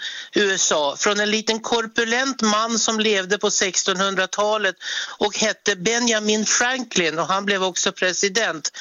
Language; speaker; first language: Swedish; native; Swedish